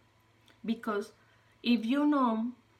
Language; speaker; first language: English; non-native, learner; Spanish